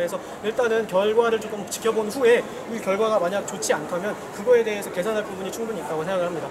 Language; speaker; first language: Korean; native; Korean